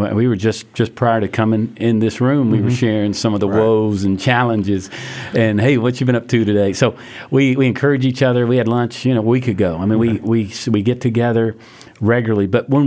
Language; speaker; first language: English; native; English